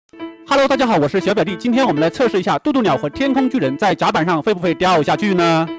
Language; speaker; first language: Chinese; native; Chinese